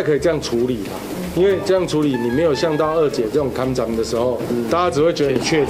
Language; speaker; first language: Chinese; native; Chinese